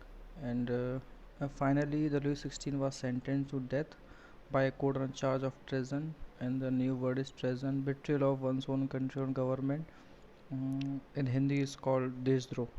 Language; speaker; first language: English; non-native, local second language; Hindi